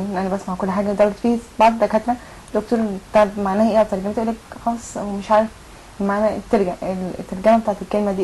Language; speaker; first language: Arabic; native; Arabic